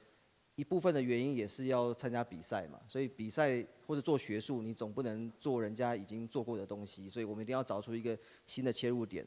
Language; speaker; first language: Chinese; native; Chinese